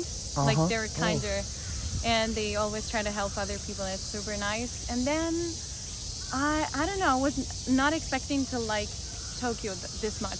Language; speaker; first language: English; non-native, fluent; Italian